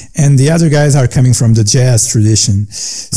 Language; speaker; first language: English; non-native, learner; Portuguese